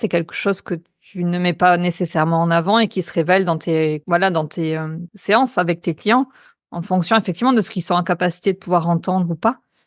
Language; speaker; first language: French; native; French